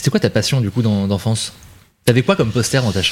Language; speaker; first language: French; native; French